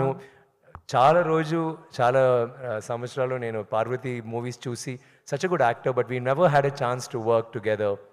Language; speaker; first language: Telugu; non-native, learner; Tamil